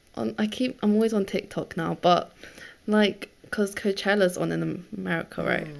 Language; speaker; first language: English; native; English